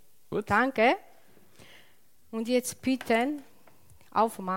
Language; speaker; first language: German; non-native, learner; Italian